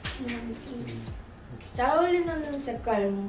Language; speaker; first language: Korean; non-native, learner; Filipino